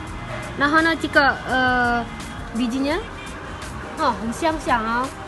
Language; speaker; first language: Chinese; non-native, learner; Indonesian